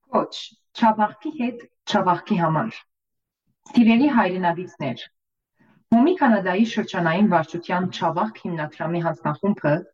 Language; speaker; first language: Armenian; native; Armenian